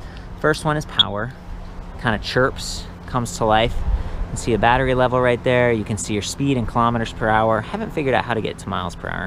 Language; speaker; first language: English; native; English